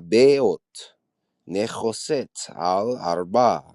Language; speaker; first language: Hebrew; non-native, learner; English